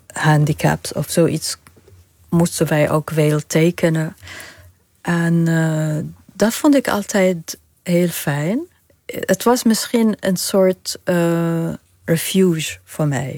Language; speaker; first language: Dutch; non-native, fluent; Arabic